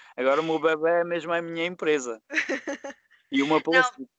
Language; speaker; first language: Portuguese; early bilingual, heritage; Portuguese